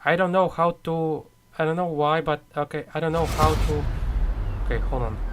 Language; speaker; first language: English; non-native, fluent; Polish